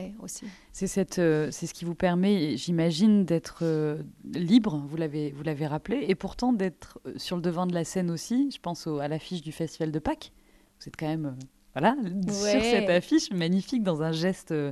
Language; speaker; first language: French; native; French